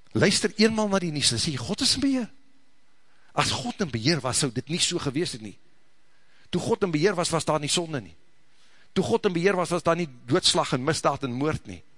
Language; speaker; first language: Afrikaans; native; Afrikaans